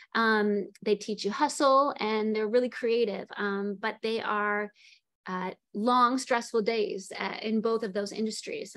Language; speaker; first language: English; native; English